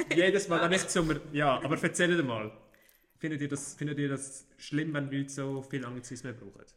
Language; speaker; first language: German; native; German